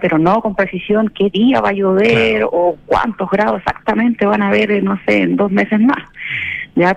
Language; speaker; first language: Spanish; native; Spanish